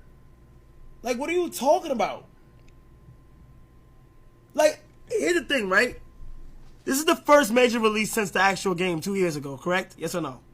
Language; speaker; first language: English; native; English